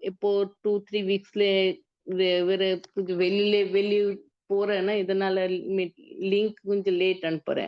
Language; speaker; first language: Tamil; non-native, learner; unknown